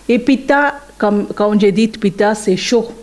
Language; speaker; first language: French; non-native, learner; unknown